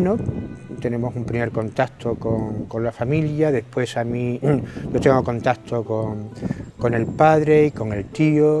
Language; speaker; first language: Spanish; native; Spanish